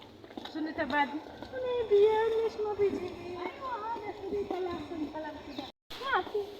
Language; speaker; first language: Arabic; non-native, learner; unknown